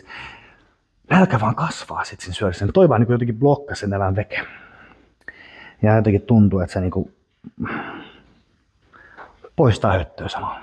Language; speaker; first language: Finnish; native; Finnish